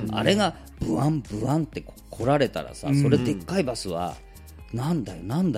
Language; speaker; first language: Japanese; native; Japanese